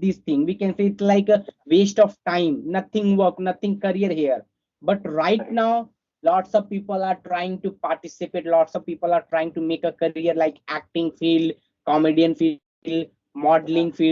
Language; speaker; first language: English; non-native, fluent; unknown